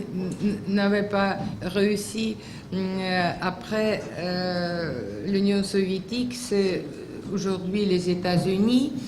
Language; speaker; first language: French; non-native, fluent; Russian